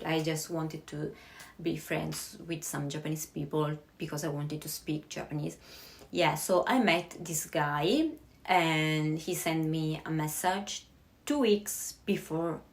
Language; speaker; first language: English; non-native, fluent; Italian